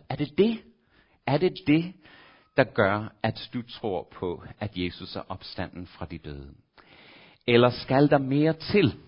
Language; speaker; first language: Danish; non-native, fluent; English